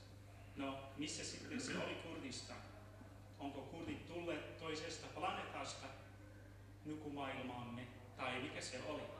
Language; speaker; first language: Finnish; non-native, learner; Central Kurdish